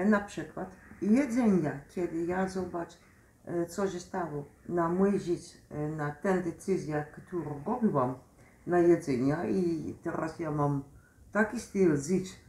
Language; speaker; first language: Polish; non-native, learner; Dutch